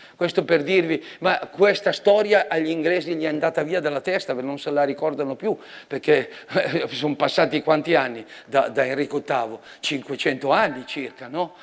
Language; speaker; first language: Italian; native; Italian